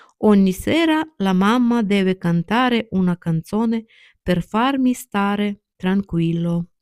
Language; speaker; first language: Italian; non-native, fluent; Ukrainian